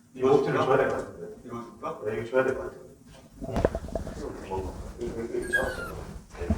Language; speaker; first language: Korean; native; Korean